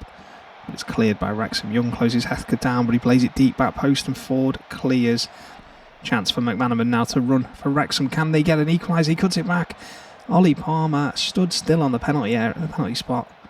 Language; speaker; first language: English; native; English